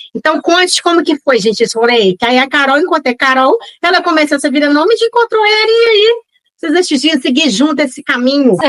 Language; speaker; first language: Portuguese; native; Portuguese